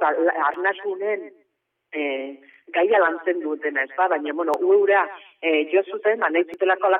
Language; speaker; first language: Basque; native; Basque